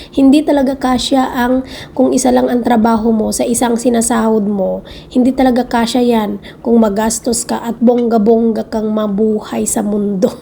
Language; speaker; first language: Filipino; non-native, local second language; Iloko